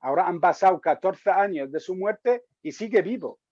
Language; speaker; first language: Spanish; non-native, fluent; Arabic